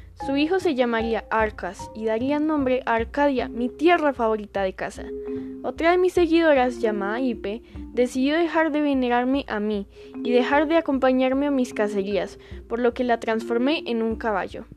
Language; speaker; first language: Spanish; native; Spanish